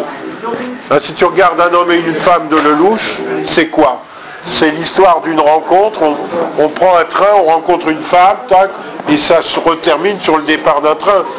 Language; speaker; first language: French; native; French